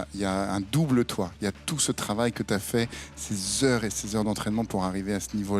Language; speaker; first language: French; native; French